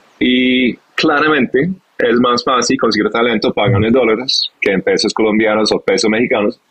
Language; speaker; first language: Spanish; non-native, fluent; English